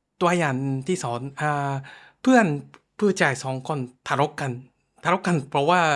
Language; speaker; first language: Thai; non-native, fluent; Japanese